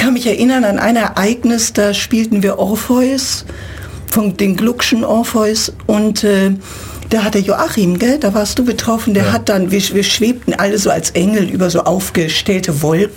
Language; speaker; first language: German; native; German